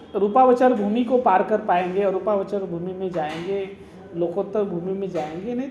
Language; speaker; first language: Hindi; non-native, local second language; Marathi